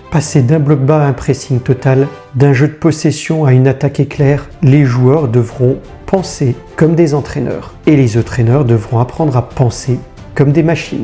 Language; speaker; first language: French; native; French